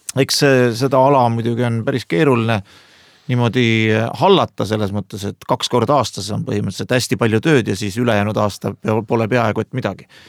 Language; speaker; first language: Estonian; native; Estonian